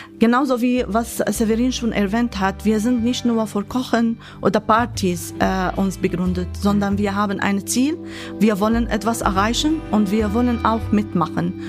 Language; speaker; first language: German; non-native, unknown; Arabic